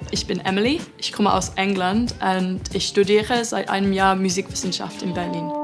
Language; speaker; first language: German; non-native, fluent; English